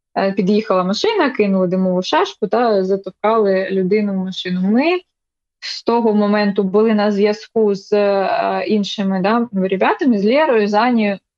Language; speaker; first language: Ukrainian; non-native, local second language; Russian